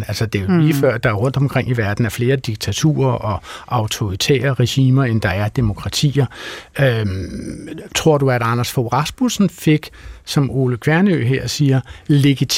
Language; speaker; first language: Danish; native; Danish